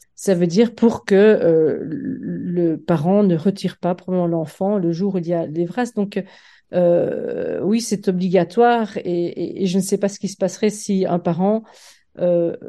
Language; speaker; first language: French; native; French